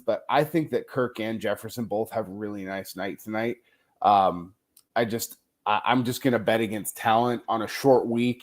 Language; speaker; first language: English; native; English